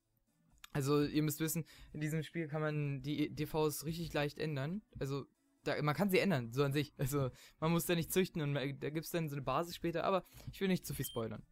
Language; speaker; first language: German; native; German